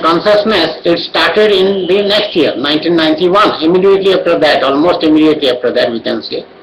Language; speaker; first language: English; non-native, local second language; Odia